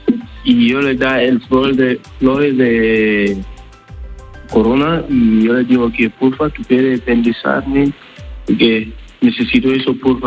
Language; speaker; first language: Spanish; non-native, learner; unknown